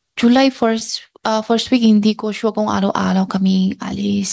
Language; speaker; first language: Filipino; non-native, learner; Chinese